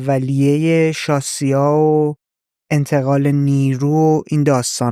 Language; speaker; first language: Persian; native; Persian